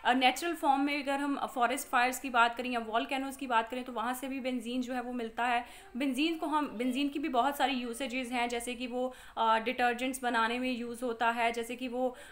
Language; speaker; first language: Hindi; non-native, local second language; Punjabi